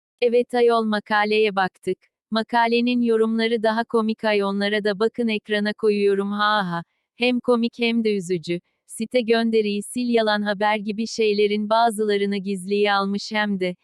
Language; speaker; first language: Turkish; native; Turkish